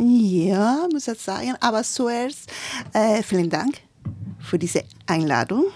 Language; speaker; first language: German; non-native, learner; Spanish